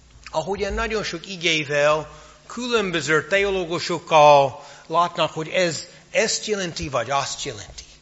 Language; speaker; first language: Hungarian; non-native, fluent; English